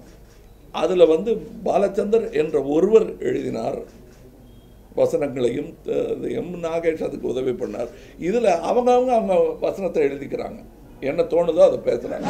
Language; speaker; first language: Tamil; native; Tamil